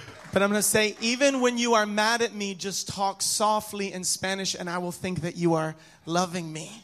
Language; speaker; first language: English; native; English